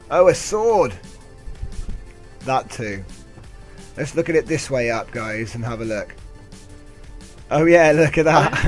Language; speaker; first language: English; native; English